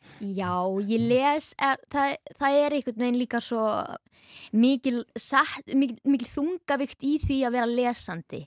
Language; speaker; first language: Icelandic; native; Icelandic